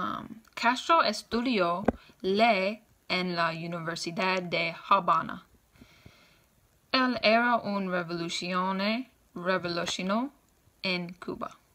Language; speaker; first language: Spanish; non-native, learner; English